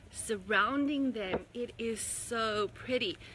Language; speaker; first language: English; native; English